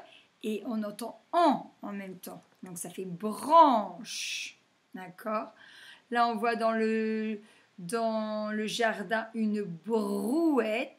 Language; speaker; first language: French; native; French